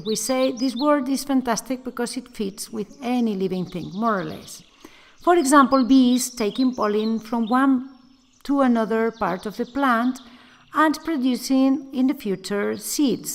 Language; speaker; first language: English; non-native, fluent; Spanish